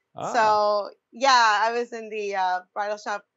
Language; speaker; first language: English; native; English